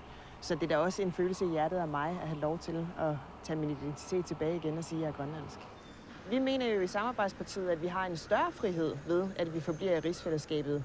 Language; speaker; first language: Danish; native; Danish